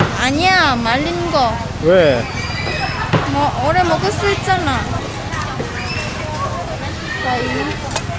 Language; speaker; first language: Korean; non-native, learner; Khmer